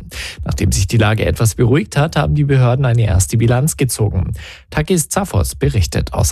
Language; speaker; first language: German; native; German